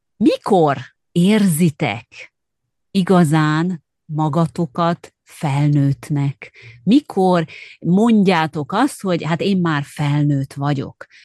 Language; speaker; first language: Hungarian; native; Hungarian